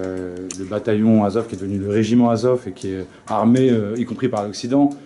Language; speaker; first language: French; native; French